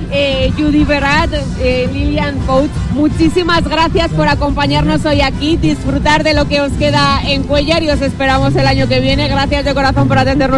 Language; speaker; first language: Spanish; native; Spanish